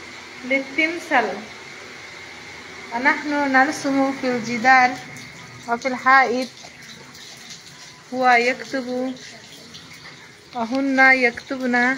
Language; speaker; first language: Arabic; non-native, learner; Bangla